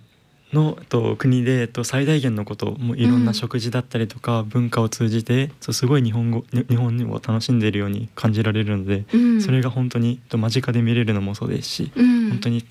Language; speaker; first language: Japanese; native; Japanese